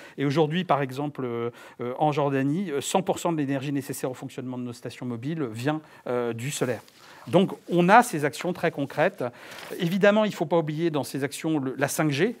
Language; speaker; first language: French; native; French